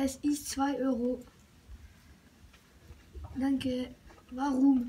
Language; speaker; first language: German; non-native, learner; French